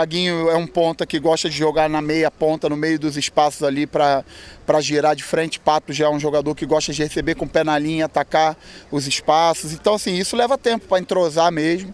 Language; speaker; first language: Portuguese; native; Portuguese